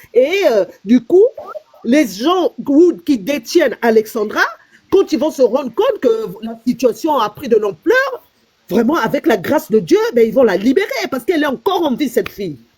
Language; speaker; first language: French; non-native, local second language; Lingala